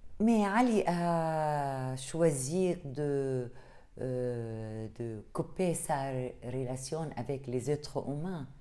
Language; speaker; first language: French; non-native, learner; Arabic